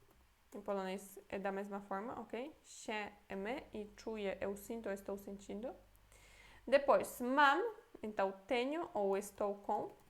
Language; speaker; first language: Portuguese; non-native, fluent; Polish